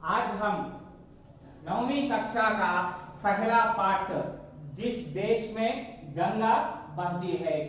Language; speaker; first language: Hindi; non-native, local second language; Telugu